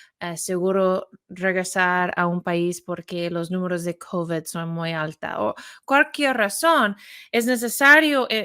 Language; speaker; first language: Spanish; non-native, fluent; English